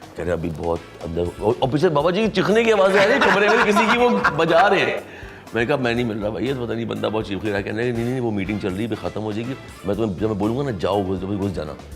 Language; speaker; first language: Urdu; native; Urdu